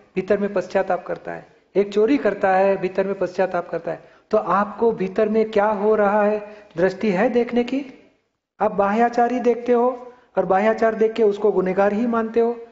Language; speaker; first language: Hindi; non-native, local second language; Gujarati